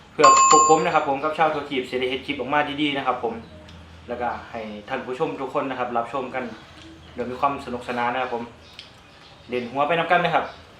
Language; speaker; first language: Thai; non-native, local second language; Northeastern Thai